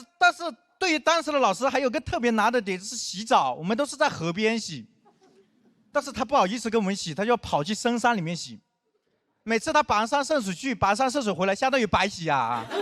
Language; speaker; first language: Chinese; non-native, local second language; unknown